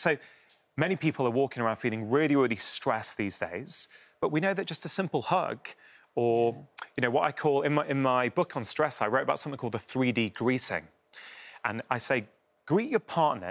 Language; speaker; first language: English; native; English